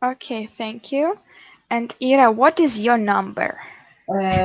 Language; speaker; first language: English; non-native, fluent; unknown